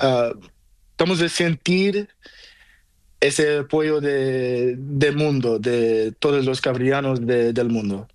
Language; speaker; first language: Spanish; non-native, learner; Portuguese